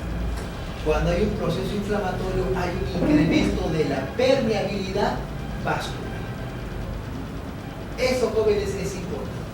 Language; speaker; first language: Spanish; native; Spanish